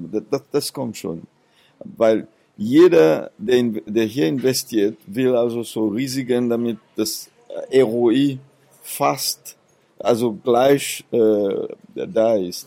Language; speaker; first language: German; non-native, fluent; Seselwa Creole French